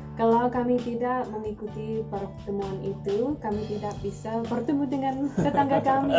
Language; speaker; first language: Indonesian; non-native, learner; English